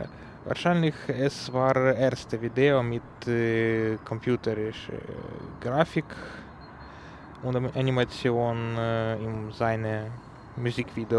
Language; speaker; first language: German; non-native, learner; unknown